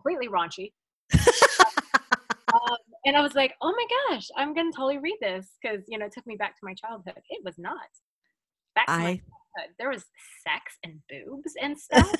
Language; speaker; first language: English; early bilingual, other home language; Filipino